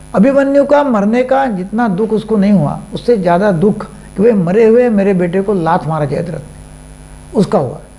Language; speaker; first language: Hindi; non-native, local second language; Marathi